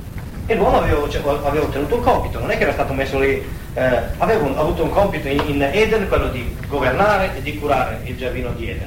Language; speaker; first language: Italian; native; Italian